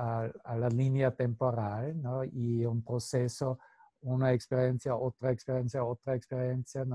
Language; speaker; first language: Spanish; non-native, fluent; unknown